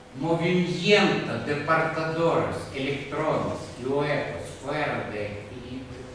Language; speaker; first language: Spanish; non-native, fluent; Russian